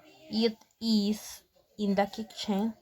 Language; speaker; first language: English; non-native, fluent; Spanish